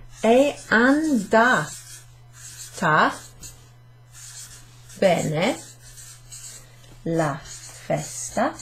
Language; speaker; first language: Italian; non-native, fluent; English